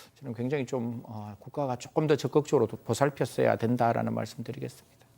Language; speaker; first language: Korean; native; Korean